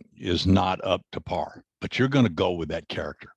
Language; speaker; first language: English; native; English